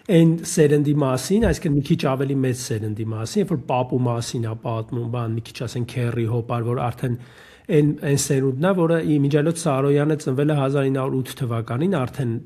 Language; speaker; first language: Armenian; native; Armenian